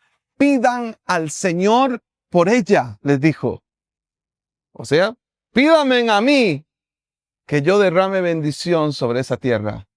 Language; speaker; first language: Spanish; native; Spanish